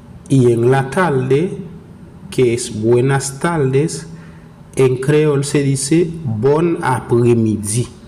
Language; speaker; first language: Spanish; non-native, fluent; Haitian Creole